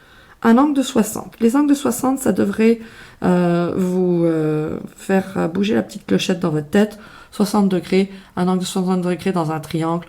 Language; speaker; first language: French; native; French